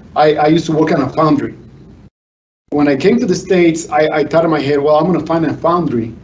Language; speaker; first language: English; non-native, fluent; Spanish